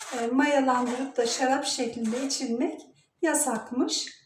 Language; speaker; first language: Turkish; native; Turkish